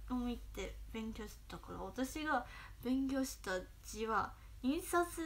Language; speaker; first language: Japanese; non-native, fluent; Chinese